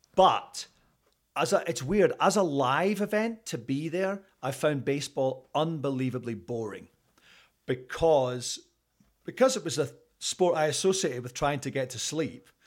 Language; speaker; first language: English; native; English